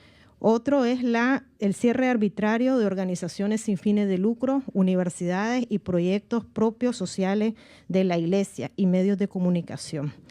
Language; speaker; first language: Spanish; native; Spanish